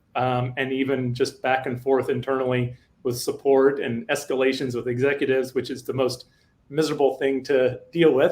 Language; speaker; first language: English; native; English